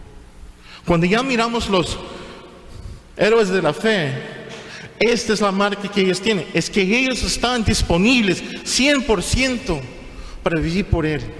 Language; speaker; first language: Spanish; non-native, fluent; English